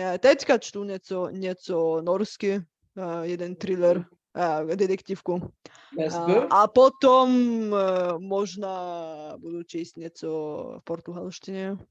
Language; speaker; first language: Czech; non-native, fluent; Bulgarian